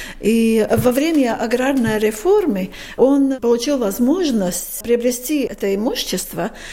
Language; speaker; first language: Russian; non-native, fluent; Latvian